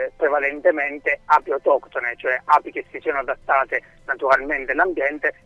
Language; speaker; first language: Italian; native; Italian